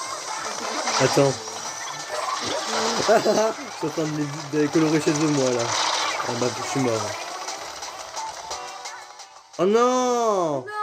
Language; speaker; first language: French; native; French